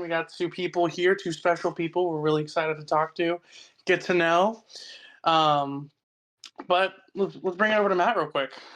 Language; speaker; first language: English; native; English